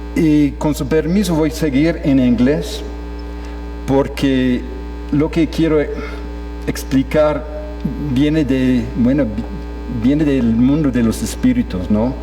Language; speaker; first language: Spanish; non-native, fluent; English